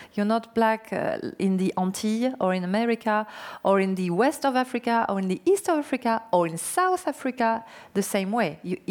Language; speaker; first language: English; non-native, fluent; French